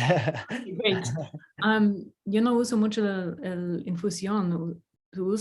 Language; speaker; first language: Spanish; non-native, fluent; English